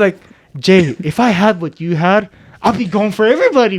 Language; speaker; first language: English; native; English